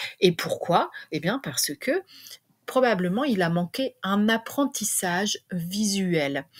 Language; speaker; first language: French; native; French